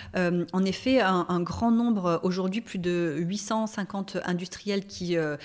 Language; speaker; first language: French; native; French